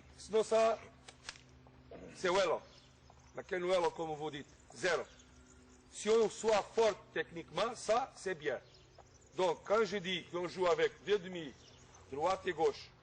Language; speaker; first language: French; non-native, fluent; Portuguese